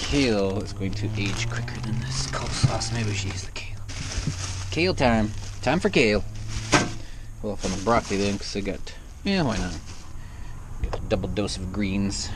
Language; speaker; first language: English; native; English